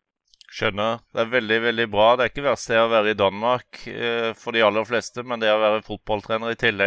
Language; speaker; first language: Norwegian; native; Norwegian